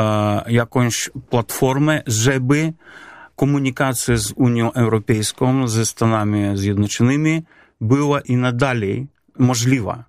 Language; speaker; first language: Polish; non-native, fluent; Belarusian